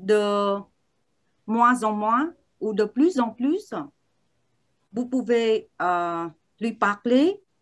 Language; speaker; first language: French; non-native, learner; Vietnamese